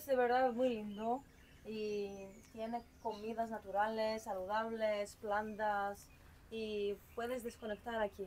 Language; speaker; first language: Spanish; non-native, fluent; Greek